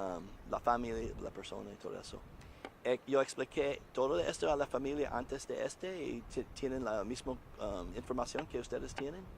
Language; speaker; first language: Spanish; non-native, learner; English